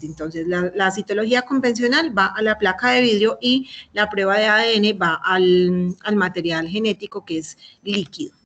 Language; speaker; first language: Spanish; native; Spanish